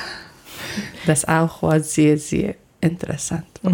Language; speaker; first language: German; non-native, learner; Persian